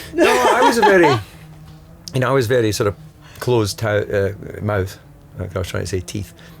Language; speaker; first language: English; native; English